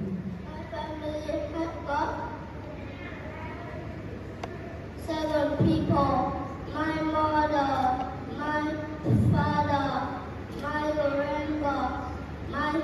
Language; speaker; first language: English; non-native, learner; Vietnamese